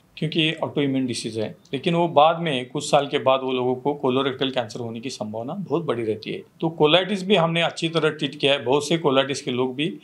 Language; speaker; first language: Hindi; non-native, local second language; Marathi